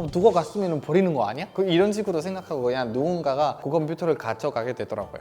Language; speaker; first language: Korean; non-native, fluent; Spanish